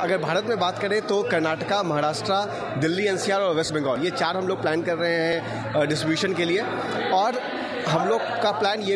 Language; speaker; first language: Hindi; native; Hindi